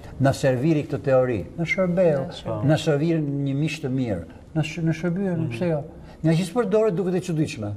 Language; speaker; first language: Albanian; native; Albanian